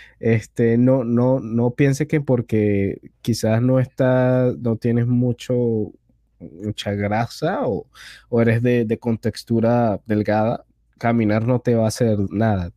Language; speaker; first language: Spanish; native; Spanish